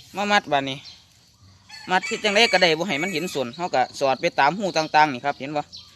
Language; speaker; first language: Thai; native; Thai